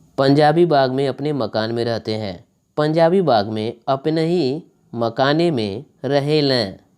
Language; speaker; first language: Hindi; native; Hindi